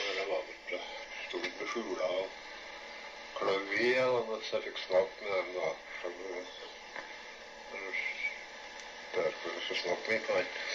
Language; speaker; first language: Norwegian; native; Norwegian